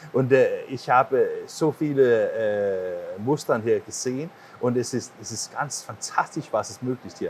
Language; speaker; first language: German; non-native, learner; English